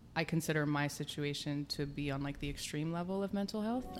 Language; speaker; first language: English; early bilingual, other home language; Hebrew